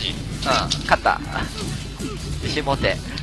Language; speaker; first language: Japanese; non-native, learner; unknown